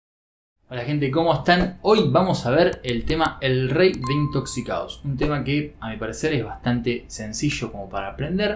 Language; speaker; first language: Spanish; native; Spanish